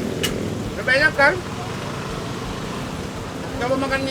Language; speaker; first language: Indonesian; non-native, fluent; Japanese